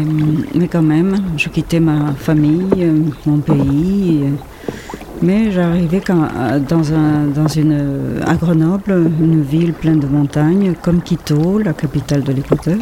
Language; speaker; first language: French; non-native, fluent; Spanish